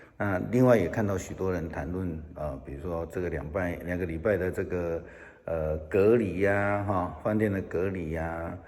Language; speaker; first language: Chinese; native; Chinese